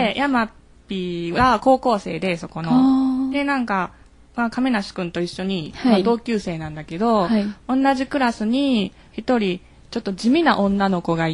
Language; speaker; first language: Japanese; native; Japanese